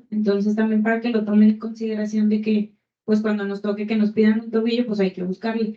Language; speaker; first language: Spanish; native; Spanish